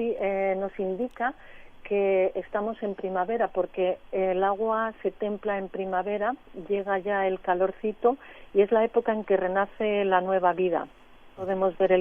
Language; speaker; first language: Spanish; native; Spanish